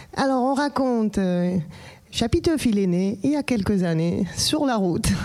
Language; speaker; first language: French; non-native, fluent; Persian